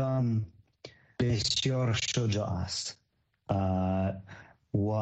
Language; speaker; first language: Persian; non-native, learner; English